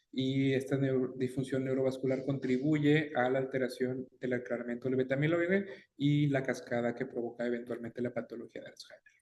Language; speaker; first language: Spanish; native; Spanish